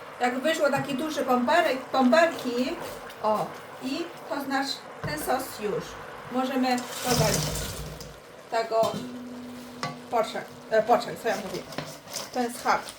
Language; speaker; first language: Polish; non-native, learner; Chinese